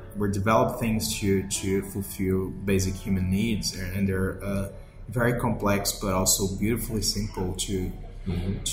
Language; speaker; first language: English; non-native, fluent; Portuguese